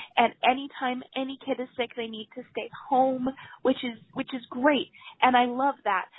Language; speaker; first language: English; native; English